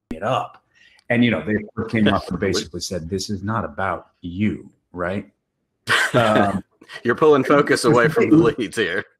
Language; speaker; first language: English; native; English